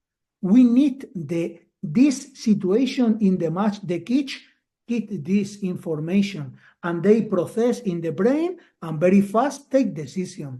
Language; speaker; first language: English; non-native, learner; Spanish